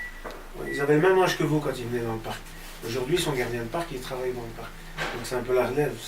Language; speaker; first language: French; native; French